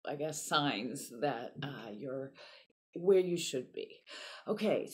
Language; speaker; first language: English; native; English